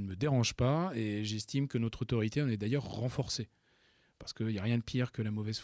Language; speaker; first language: French; native; French